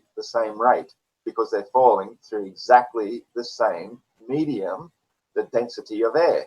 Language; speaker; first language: English; native; English